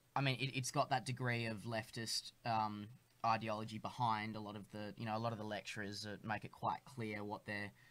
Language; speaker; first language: English; native; English